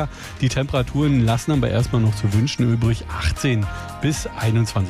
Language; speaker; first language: German; native; German